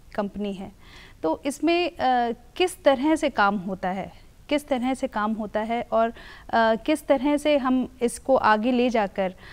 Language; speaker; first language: Hindi; native; Hindi